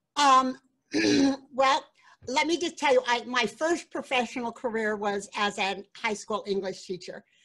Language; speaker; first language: English; native; English